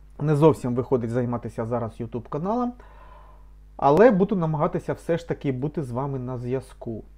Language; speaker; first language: Ukrainian; non-native, local second language; Russian